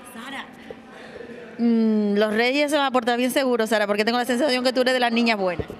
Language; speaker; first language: Spanish; native; Spanish